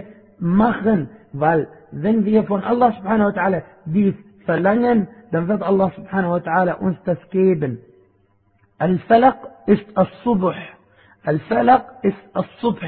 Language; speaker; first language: German; non-native, fluent; Arabic